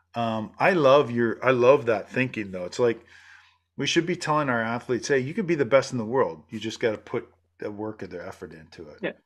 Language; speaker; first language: English; native; English